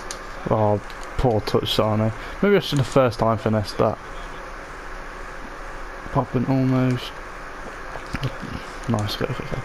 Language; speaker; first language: English; native; English